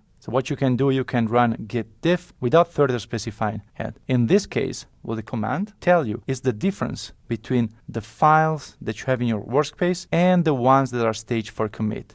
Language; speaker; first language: English; non-native, fluent; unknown